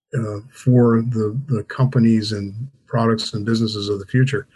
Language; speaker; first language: English; native; English